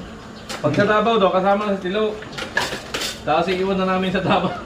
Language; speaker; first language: Filipino; native; Filipino